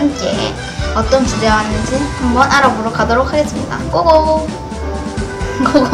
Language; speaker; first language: Korean; native; Korean